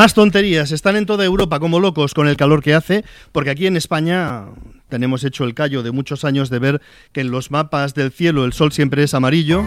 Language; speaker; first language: Spanish; native; Spanish